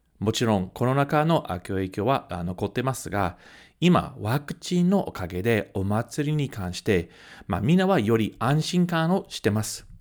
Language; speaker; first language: Japanese; early bilingual, heritage; Japanese